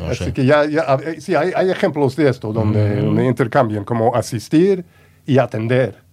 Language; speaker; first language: Spanish; non-native, fluent; English